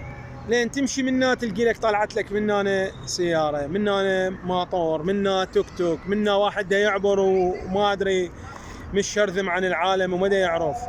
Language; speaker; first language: Arabic; native; Arabic